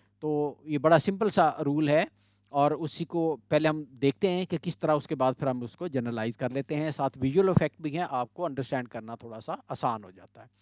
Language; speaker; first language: Urdu; native; Urdu